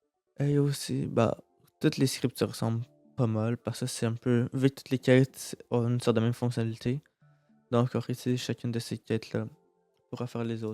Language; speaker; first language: French; native; French